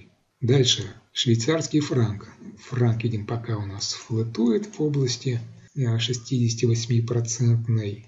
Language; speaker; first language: Russian; native; Russian